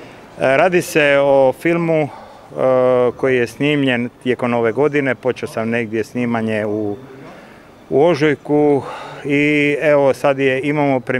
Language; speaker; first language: Croatian; native; Croatian